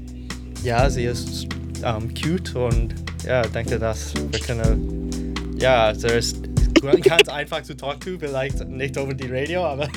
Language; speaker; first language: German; non-native, learner; English